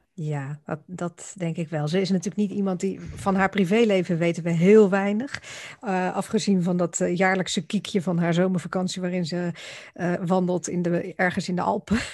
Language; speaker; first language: Dutch; native; Dutch